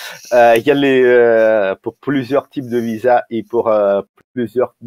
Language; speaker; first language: French; non-native, fluent; Russian